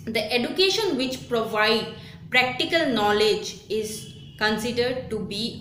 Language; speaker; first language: English; non-native, local second language; Bangla